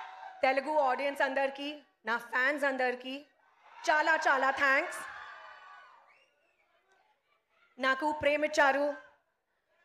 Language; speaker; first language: Telugu; non-native, local second language; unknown